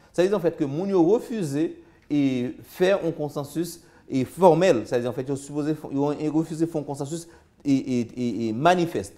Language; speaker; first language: French; non-native, local second language; Haitian Creole